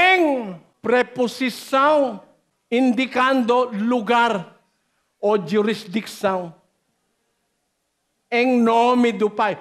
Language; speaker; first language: Portuguese; non-native, learner; Filipino